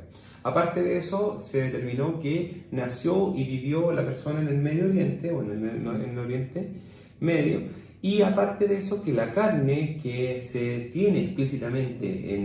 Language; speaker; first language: Spanish; native; Spanish